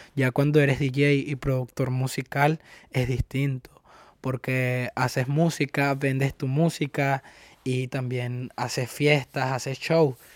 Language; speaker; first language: Spanish; native; Spanish